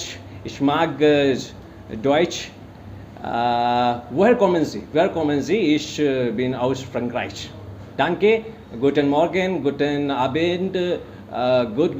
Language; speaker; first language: German; non-native, learner; Hindi